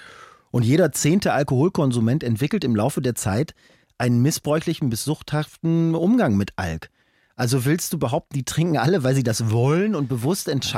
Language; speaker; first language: German; native; German